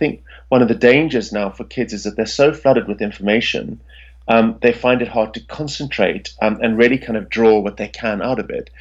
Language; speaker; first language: English; native; English